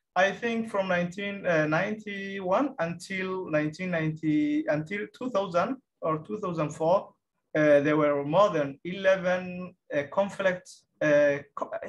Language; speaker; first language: English; non-native, fluent; Somali